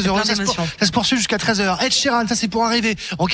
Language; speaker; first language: French; native; French